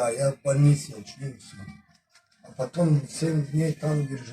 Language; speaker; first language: Russian; non-native, fluent; Tajik